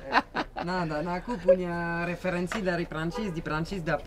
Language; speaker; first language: Indonesian; non-native, fluent; French